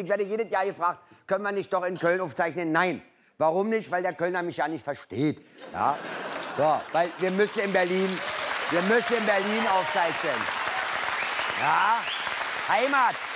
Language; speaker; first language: German; native; German